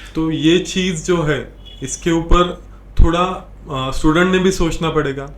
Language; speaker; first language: Hindi; non-native, local second language; Marathi